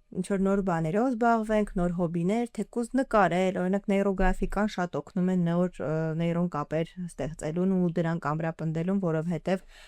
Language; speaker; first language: Armenian; early bilingual, heritage; Armenian